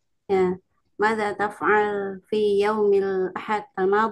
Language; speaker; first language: Arabic; non-native, learner; Indonesian